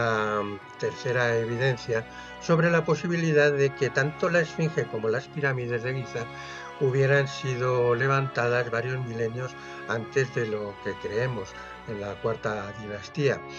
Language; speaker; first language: Spanish; native; Spanish